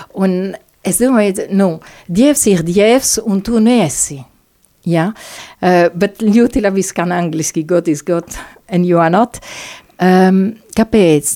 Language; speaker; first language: Latvian; non-native, fluent; French